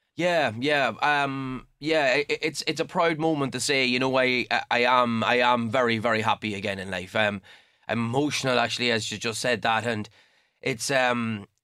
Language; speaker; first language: English; native; English